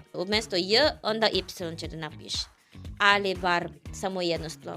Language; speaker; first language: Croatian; non-native, fluent; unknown